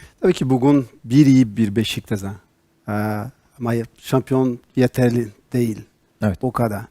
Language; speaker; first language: Turkish; non-native, learner; Portuguese